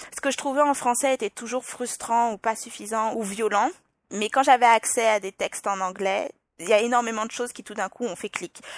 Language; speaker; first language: French; native; French